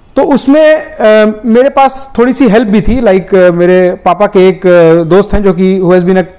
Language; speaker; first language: Hindi; native; Hindi